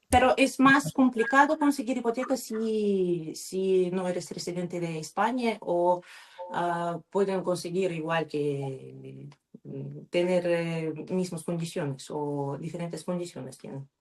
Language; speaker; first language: Spanish; non-native, learner; Russian